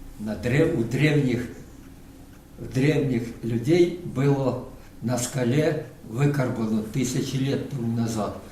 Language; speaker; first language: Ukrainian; non-native, local second language; Russian